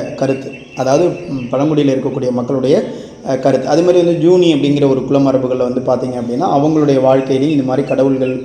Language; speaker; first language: Tamil; native; Tamil